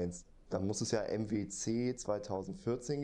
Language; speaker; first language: German; native; German